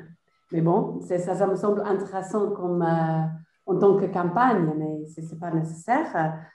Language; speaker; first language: French; non-native, fluent; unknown